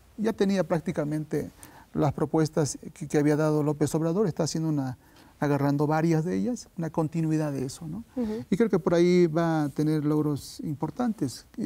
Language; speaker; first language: Spanish; native; Spanish